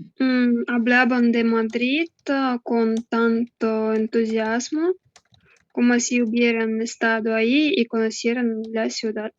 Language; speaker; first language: Spanish; non-native, learner; Russian